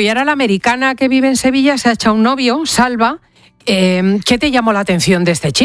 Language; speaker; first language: Spanish; native; Spanish